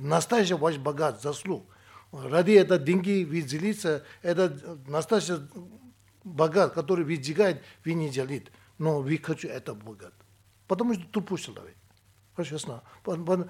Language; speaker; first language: Russian; non-native, learner; Tibetan